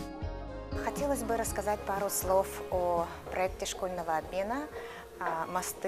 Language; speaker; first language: Russian; native; Russian